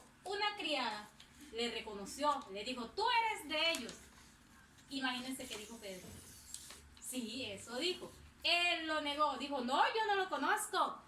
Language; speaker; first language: Spanish; native; Spanish